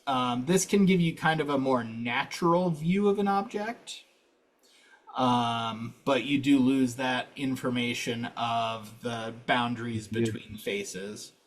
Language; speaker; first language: English; native; English